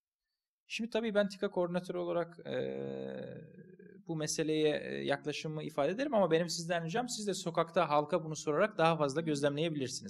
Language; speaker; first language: Turkish; native; Turkish